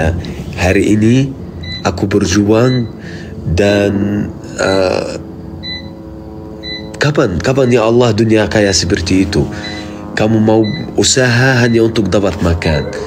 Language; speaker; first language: Indonesian; non-native, fluent; Arabic